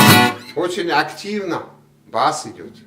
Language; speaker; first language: Russian; non-native, learner; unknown